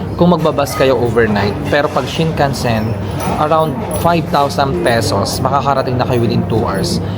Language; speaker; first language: Filipino; native; Filipino